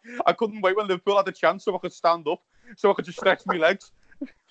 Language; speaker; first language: English; native; English